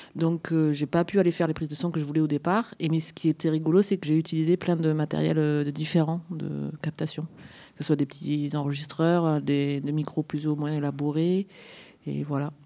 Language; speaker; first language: French; native; French